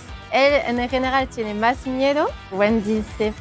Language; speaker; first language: Spanish; non-native, learner; French